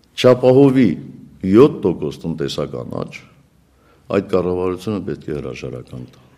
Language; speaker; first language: Armenian; native; Armenian